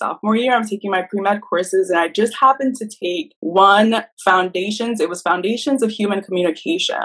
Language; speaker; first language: English; early bilingual, other home language; Haitian Creole